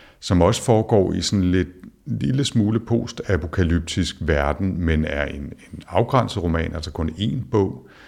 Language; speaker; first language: Danish; native; Danish